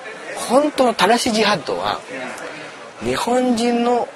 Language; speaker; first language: Japanese; non-native, learner; Indonesian